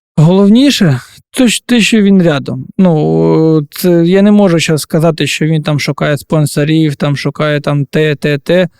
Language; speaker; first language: Ukrainian; non-native, local second language; Russian